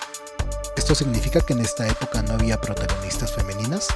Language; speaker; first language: Spanish; native; Spanish